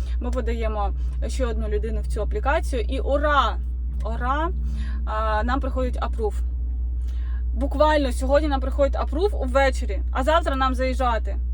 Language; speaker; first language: Ukrainian; native; Ukrainian